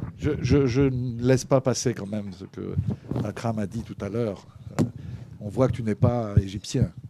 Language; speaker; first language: French; native; French